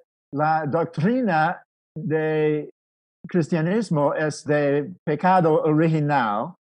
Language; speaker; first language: Spanish; non-native, fluent; English